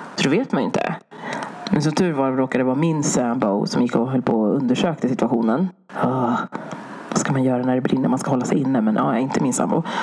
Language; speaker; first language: Swedish; early bilingual, other home language; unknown